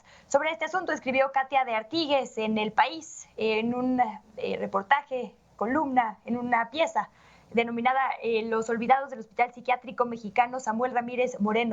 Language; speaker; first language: Spanish; native; Spanish